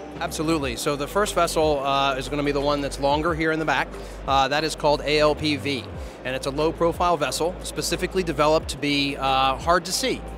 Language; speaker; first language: English; native; English